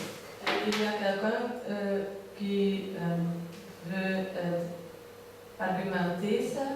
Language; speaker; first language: French; non-native, learner; Dutch